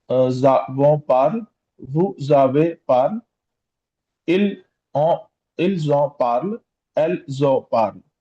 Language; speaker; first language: French; non-native, learner; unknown